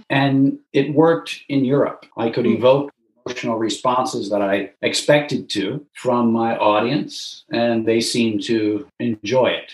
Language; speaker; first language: English; native; English